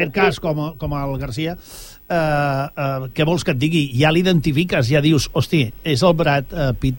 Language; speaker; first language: Catalan; native; Catalan